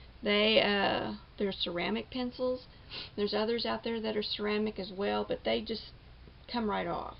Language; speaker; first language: English; native; English